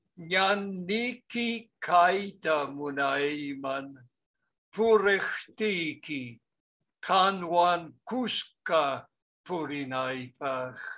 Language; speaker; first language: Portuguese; non-native, fluent; French